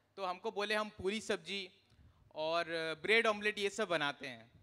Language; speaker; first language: Hindi; non-native, local second language; Odia